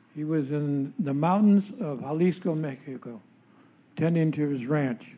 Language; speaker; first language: English; early bilingual, other home language; Spanish